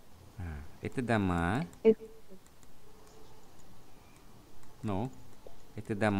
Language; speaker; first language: Russian; non-native, fluent; Vietnamese